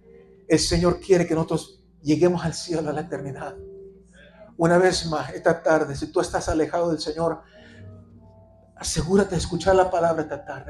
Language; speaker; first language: Spanish; native; Spanish